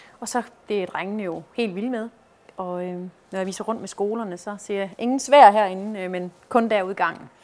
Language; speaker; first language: Danish; native; Danish